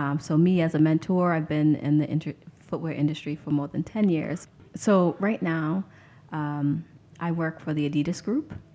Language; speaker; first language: English; native; English